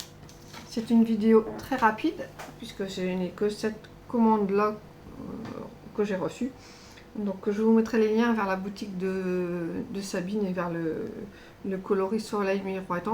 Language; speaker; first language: French; native; French